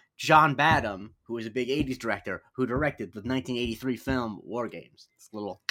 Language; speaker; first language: English; native; English